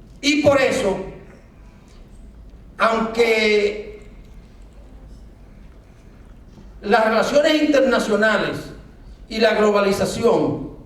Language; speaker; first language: Spanish; native; Spanish